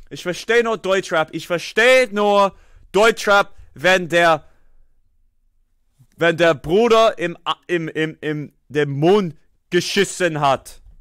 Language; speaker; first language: German; non-native, learner; English